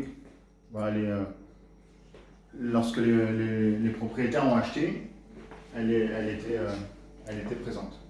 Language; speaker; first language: French; native; French